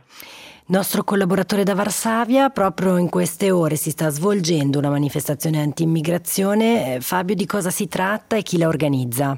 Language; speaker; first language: Italian; native; Italian